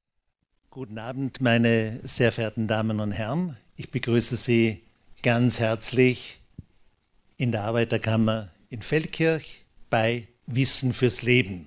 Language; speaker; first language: German; native; German